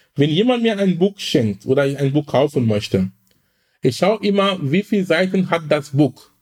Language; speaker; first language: German; non-native, fluent; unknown